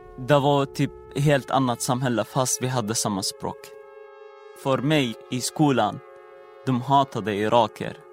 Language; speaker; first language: Swedish; non-native, fluent; Arabic